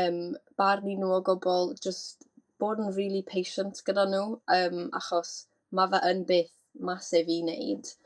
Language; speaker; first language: Welsh; native; Welsh